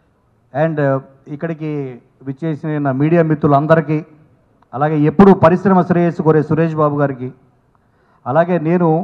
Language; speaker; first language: Telugu; native; Telugu